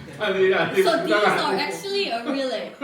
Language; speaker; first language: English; non-native, learner; Korean